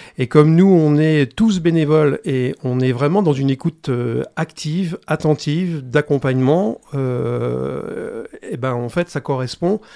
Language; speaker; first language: French; native; French